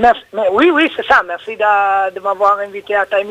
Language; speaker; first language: French; non-native, learner; Italian